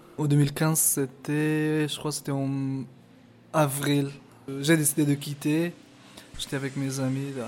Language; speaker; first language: French; non-native, fluent; Persian